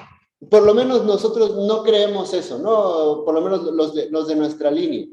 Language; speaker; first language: Spanish; native; Spanish